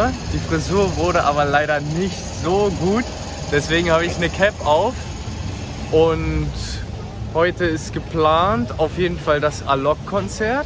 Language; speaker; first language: German; native; German